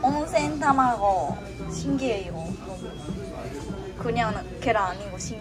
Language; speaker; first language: Korean; non-native, learner; Japanese